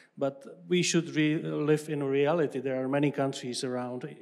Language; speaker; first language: English; non-native, fluent; Czech